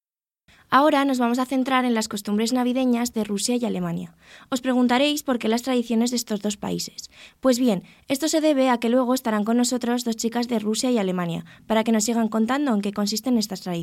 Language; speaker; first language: Spanish; native; Spanish